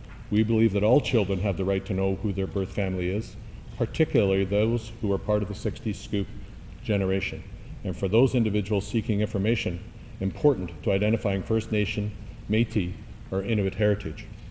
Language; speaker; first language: English; native; English